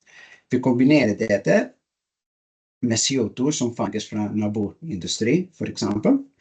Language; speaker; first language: Norwegian; non-native, learner; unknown